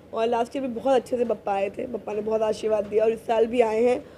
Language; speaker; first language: Hindi; native; Hindi